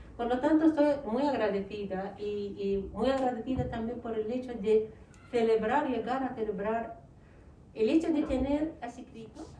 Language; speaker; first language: Spanish; non-native, fluent; Arabic